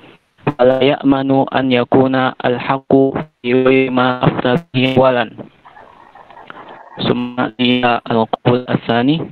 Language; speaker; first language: Arabic; non-native, learner; Indonesian